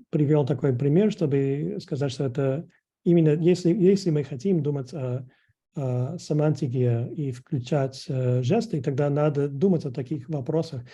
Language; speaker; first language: Russian; non-native, fluent; English